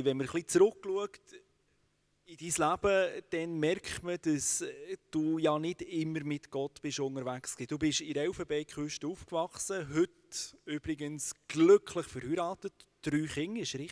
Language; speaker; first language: German; native; German